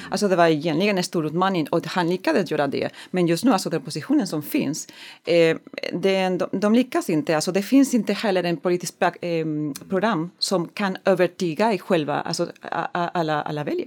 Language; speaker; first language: Swedish; non-native, learner; Spanish